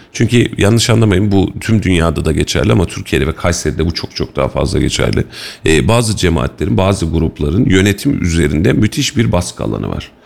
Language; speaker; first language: Turkish; native; Turkish